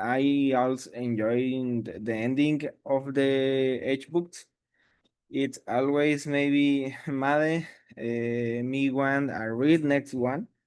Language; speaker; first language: English; non-native, learner; Spanish